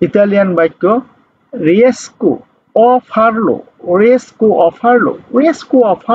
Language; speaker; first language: Italian; non-native, learner; Bangla